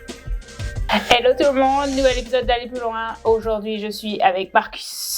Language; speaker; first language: French; native; French